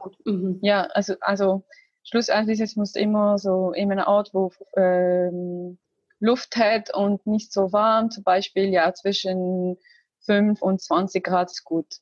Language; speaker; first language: German; non-native, learner; Arabic